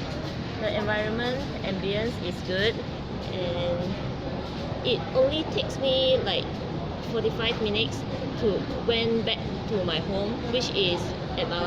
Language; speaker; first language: English; non-native, local second language; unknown